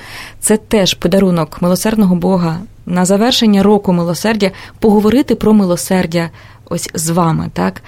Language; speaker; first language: Ukrainian; native; Ukrainian